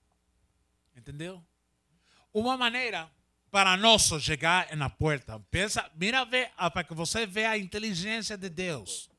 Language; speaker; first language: Portuguese; non-native, learner; Spanish